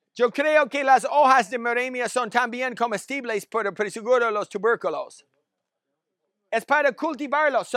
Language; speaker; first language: Spanish; non-native, learner; English